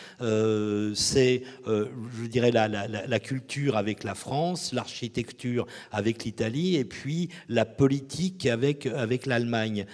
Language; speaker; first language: French; native; French